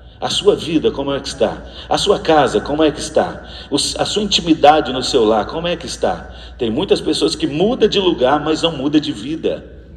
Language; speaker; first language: Portuguese; native; Portuguese